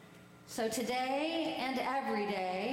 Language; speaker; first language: English; native; English